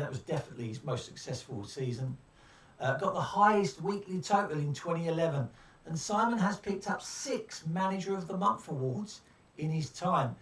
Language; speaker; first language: English; native; English